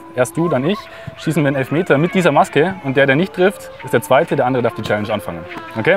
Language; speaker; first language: German; native; German